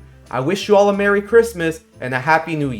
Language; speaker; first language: English; native; English